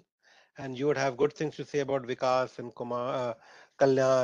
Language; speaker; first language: English; non-native, local second language; Hindi